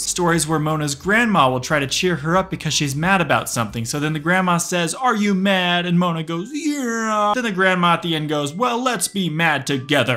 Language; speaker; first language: English; native; English